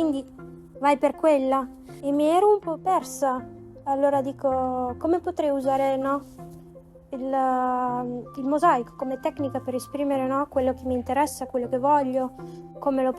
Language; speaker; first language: Italian; non-native, fluent; Macedonian